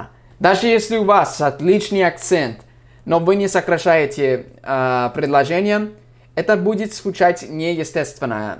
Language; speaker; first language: Russian; non-native, fluent; English